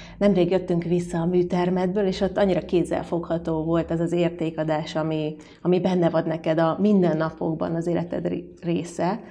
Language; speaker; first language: Hungarian; native; Hungarian